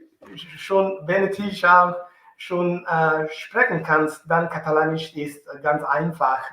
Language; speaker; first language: German; non-native, fluent; Italian